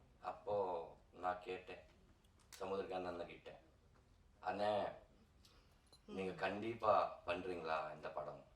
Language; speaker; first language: Tamil; non-native, learner; Telugu